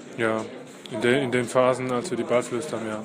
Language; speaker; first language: German; native; German